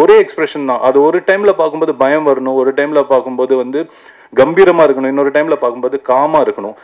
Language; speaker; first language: Tamil; native; Tamil